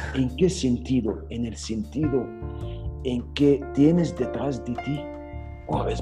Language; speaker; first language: Spanish; non-native, fluent; Arabic